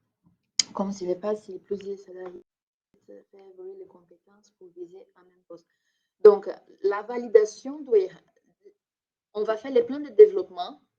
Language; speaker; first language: French; non-native, fluent; Portuguese